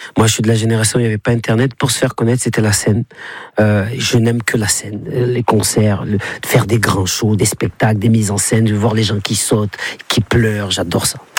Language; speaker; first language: French; native; French